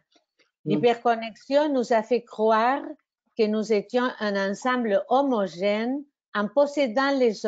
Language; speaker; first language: French; non-native, fluent; Spanish